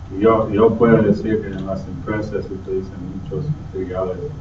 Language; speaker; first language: Spanish; non-native, learner; English